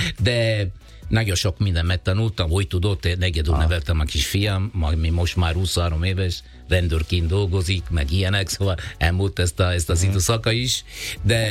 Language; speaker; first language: Hungarian; non-native, fluent; Italian